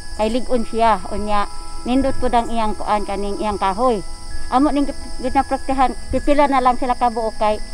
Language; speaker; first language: Cebuano; non-native, local second language; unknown